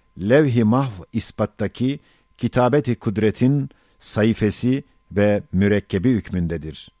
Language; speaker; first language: Turkish; native; Turkish